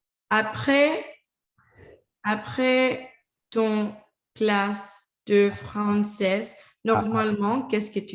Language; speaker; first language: French; non-native, learner; Spanish